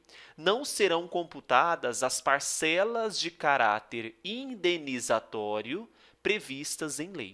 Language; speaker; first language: Portuguese; native; Portuguese